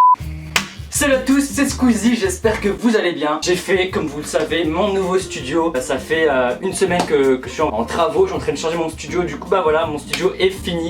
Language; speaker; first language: French; native; French